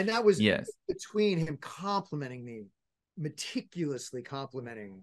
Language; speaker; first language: English; native; English